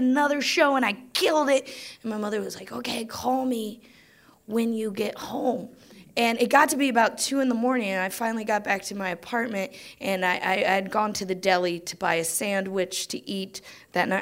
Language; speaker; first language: English; native; English